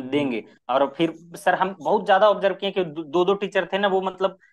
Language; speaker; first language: Hindi; native; Hindi